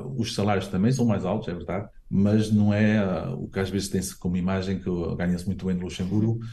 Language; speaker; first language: Portuguese; early bilingual, heritage; Portuguese